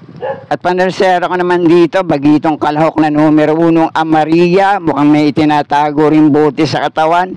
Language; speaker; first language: Filipino; native; Filipino